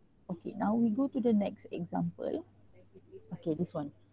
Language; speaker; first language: English; non-native, local second language; Malay